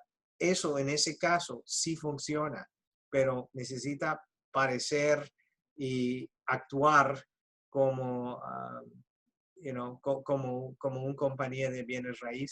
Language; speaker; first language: Spanish; early bilingual, heritage; Spanish